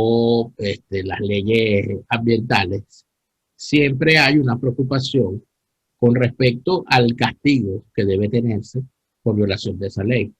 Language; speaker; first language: Spanish; native; Spanish